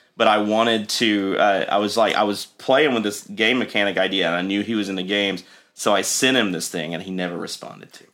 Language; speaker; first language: English; native; English